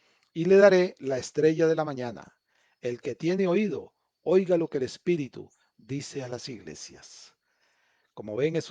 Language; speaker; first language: Spanish; native; Spanish